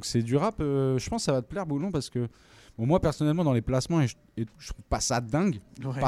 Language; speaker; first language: French; native; French